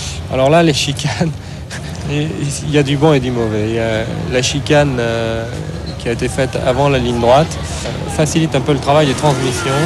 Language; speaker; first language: French; native; French